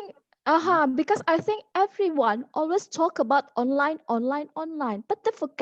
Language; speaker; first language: English; non-native, fluent; Indonesian